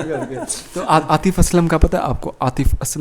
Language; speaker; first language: Urdu; native; Urdu